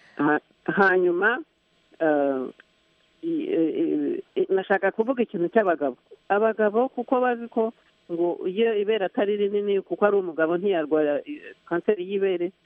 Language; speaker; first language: Kinyarwanda; early bilingual, heritage; Kinyarwanda